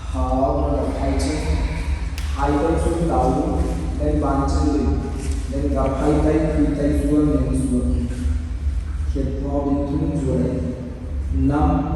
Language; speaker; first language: Vietnamese; non-native, learner; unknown